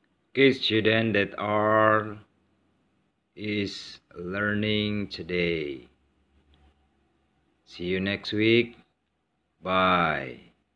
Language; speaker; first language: English; non-native, learner; Indonesian